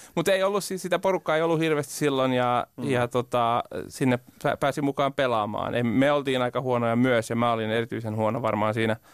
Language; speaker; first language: Finnish; native; Finnish